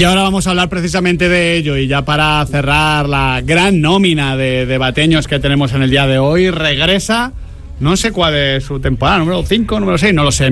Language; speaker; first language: Spanish; native; Spanish